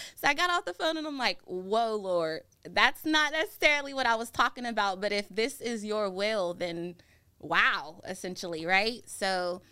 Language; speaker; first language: English; native; English